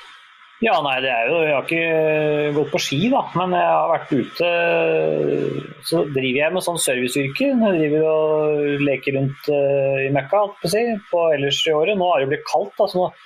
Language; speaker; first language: Norwegian; native; Norwegian